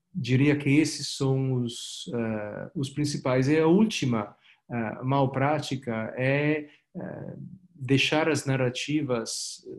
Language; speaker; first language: Portuguese; non-native, fluent; Italian